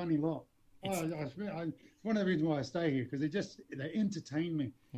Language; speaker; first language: English; native; English